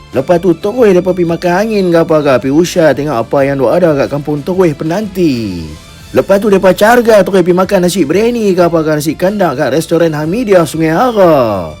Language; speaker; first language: Malay; native; Malay